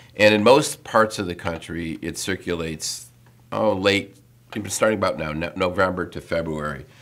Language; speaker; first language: English; native; English